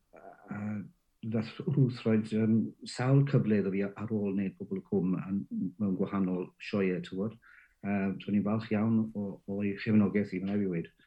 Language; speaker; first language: Welsh; native; Welsh